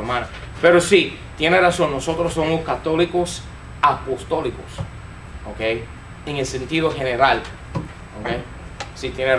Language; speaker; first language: Spanish; non-native, fluent; English